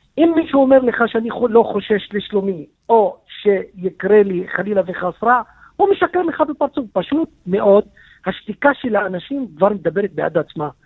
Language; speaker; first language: Hebrew; non-native, local second language; Arabic